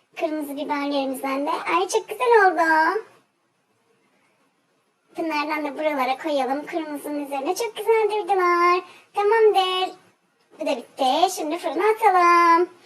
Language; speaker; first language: Turkish; native; Turkish